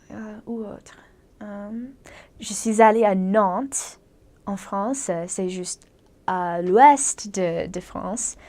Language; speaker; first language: French; non-native, fluent; English